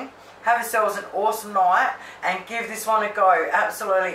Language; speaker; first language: English; native; English